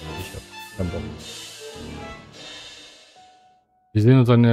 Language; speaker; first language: German; native; German